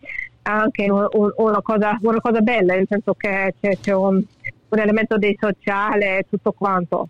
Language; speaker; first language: Italian; early bilingual, heritage; English